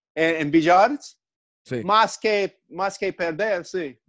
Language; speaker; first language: Spanish; non-native, learner; English